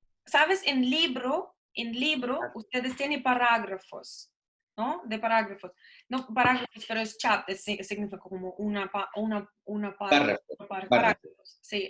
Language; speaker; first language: Spanish; non-native, learner; Russian